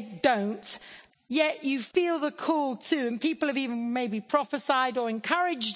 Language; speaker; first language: English; native; English